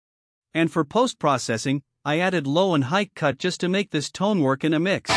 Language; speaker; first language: English; non-native, fluent; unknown